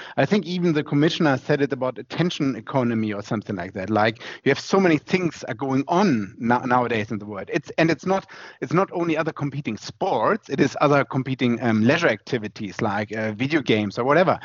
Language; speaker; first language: English; non-native, fluent; German